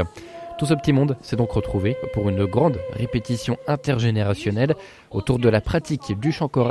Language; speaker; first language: French; native; French